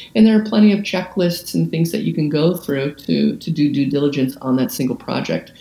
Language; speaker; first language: English; native; English